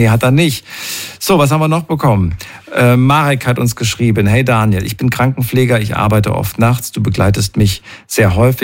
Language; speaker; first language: German; native; German